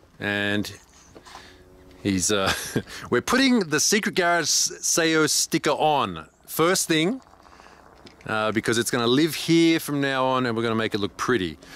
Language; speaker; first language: English; native; English